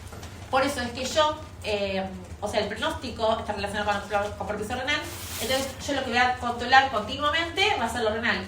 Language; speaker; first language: Spanish; native; Spanish